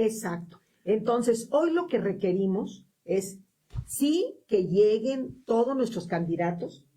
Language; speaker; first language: Spanish; native; Spanish